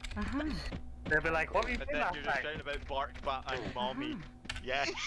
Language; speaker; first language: English; native; English